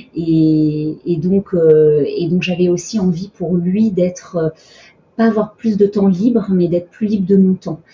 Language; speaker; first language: French; native; French